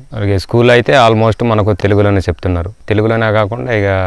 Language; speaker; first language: Telugu; non-native, local second language; Koya